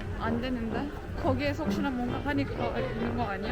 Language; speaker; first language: Korean; non-native, learner; Turkish